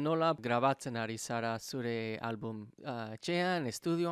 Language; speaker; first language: Basque; non-native, learner; English